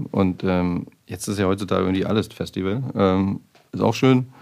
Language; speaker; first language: German; native; German